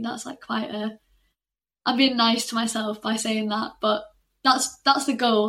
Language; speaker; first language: English; native; English